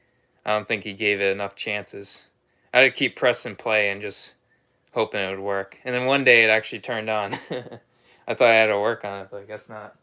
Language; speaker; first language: English; native; English